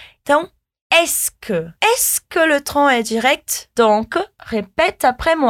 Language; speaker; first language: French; non-native, fluent; Portuguese